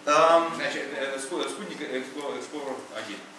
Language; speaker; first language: Russian; native; Russian